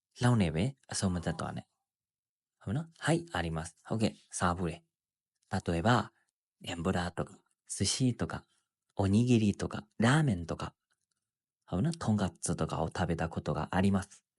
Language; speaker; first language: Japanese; non-native, fluent; Burmese